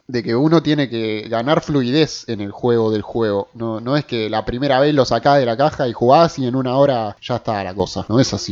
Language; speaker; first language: Spanish; native; Spanish